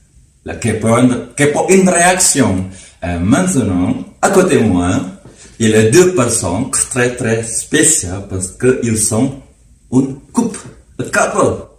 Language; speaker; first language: French; non-native, learner; Indonesian